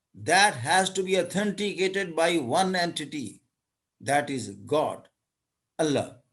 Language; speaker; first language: English; non-native, local second language; Urdu